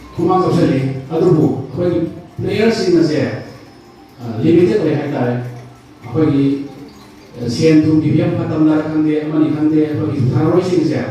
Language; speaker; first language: Manipuri; native; Manipuri